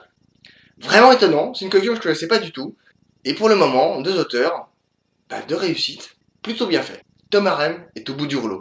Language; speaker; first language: French; native; French